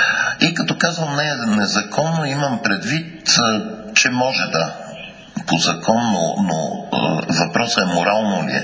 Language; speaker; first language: Bulgarian; native; Bulgarian